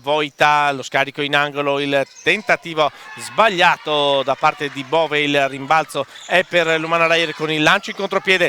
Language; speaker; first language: Italian; native; Italian